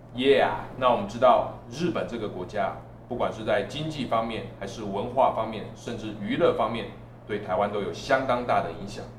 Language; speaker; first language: Chinese; native; Chinese